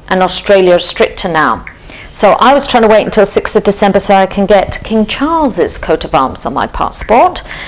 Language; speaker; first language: English; native; English